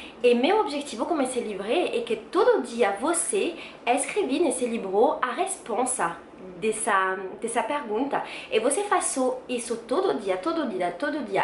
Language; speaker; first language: Portuguese; non-native, learner; French